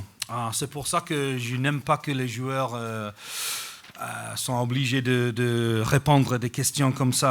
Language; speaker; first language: French; non-native, fluent; English